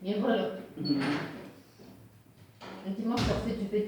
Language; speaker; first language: French; native; French